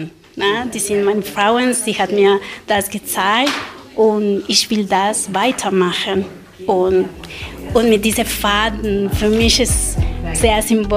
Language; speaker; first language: German; non-native, learner; Spanish